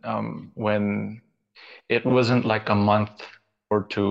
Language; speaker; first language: English; non-native, local second language; Filipino